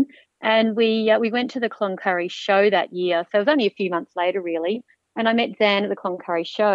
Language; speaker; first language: English; native; English